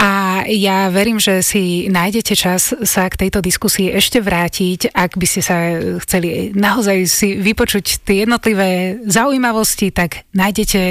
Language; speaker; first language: Slovak; native; Slovak